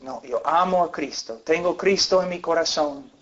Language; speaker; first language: Spanish; non-native, fluent; English